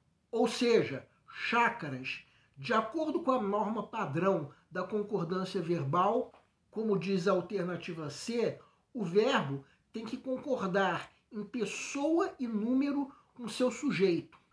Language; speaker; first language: Portuguese; native; Portuguese